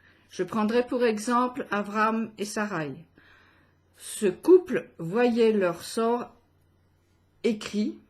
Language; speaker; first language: French; native; French